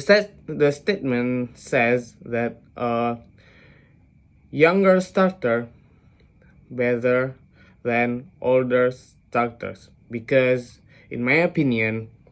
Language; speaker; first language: English; non-native, learner; Indonesian